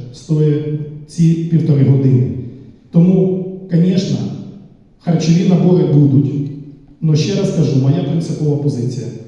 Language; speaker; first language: Ukrainian; non-native, local second language; Russian